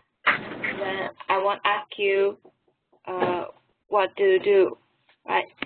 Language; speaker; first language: English; non-native, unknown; Chinese